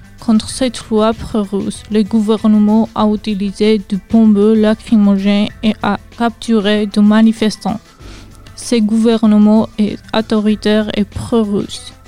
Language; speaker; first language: French; non-native, learner; Georgian